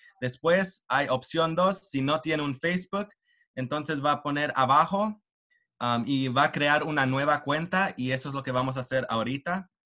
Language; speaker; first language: Spanish; early bilingual, heritage; Spanish